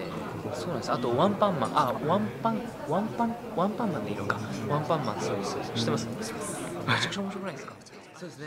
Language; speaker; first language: Japanese; early bilingual, other home language; Burmese